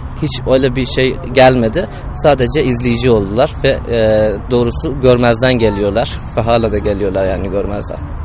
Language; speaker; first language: Turkish; non-native, fluent; Persian